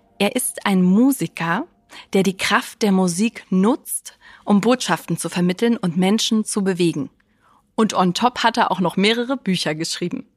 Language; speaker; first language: German; native; German